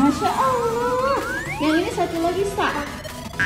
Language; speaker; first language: Indonesian; native; Indonesian